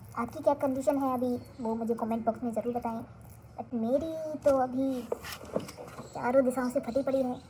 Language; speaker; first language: Hindi; native; Hindi